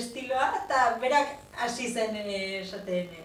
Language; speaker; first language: Basque; non-native, local second language; Spanish